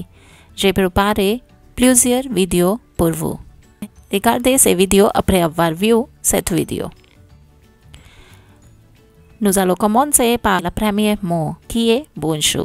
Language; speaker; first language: French; non-native, learner; Hindi